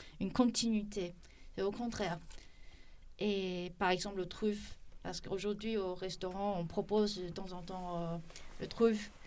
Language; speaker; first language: French; non-native, fluent; Chinese